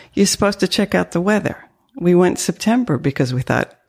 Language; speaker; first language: English; early bilingual, other home language; French